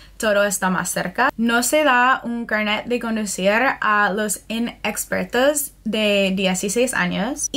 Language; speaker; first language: Spanish; non-native, fluent; English